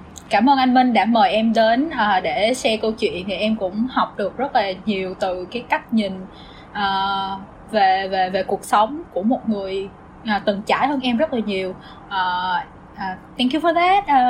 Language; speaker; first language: Vietnamese; early bilingual, heritage; Vietnamese